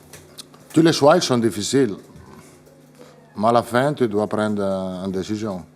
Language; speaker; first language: French; non-native, fluent; Italian